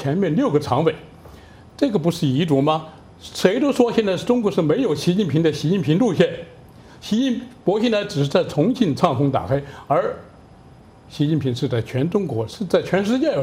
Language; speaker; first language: Chinese; native; Chinese